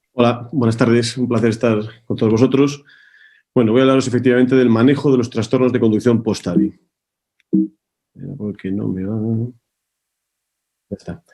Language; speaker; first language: Spanish; native; Spanish